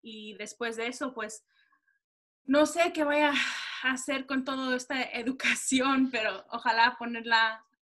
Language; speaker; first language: Spanish; early bilingual, heritage; Spanish